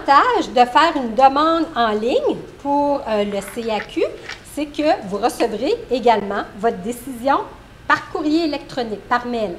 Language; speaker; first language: French; native; French